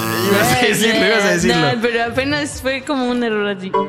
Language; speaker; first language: Spanish; native; Spanish